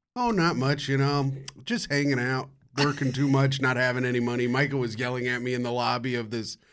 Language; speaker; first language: English; native; English